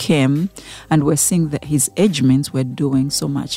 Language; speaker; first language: English; non-native, local second language; Ganda